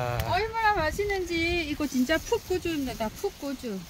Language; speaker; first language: Korean; non-native, learner; Vietnamese